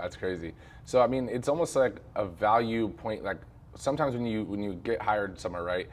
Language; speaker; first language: English; native; English